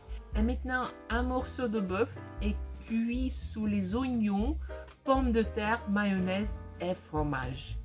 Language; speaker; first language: French; non-native, fluent; Russian